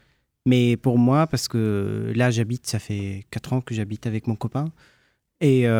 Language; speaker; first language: French; non-native, fluent; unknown